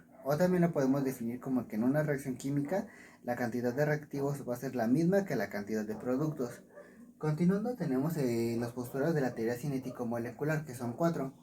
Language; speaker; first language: Spanish; native; Spanish